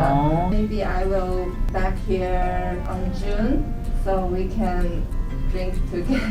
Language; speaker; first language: English; non-native, learner; Chinese